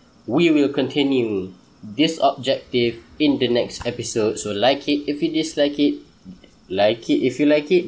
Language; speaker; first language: English; non-native, local second language; Malay